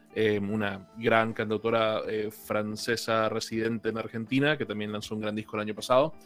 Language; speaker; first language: Spanish; native; Spanish